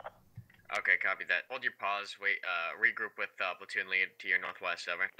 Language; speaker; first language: English; native; English